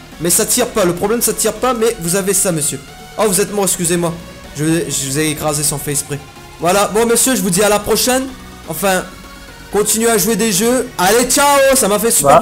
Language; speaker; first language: French; native; French